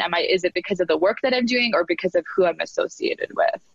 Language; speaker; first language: English; native; English